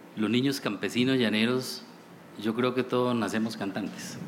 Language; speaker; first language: Spanish; native; Spanish